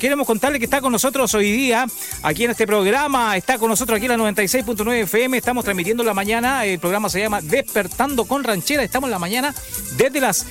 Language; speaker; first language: Spanish; native; Spanish